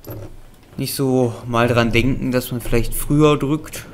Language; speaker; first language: German; native; German